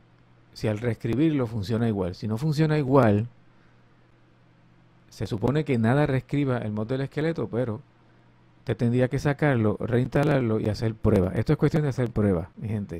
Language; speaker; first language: Spanish; native; Spanish